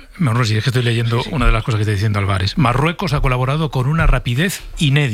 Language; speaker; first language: Spanish; native; Spanish